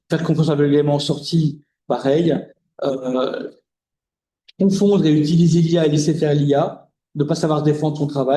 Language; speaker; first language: French; native; French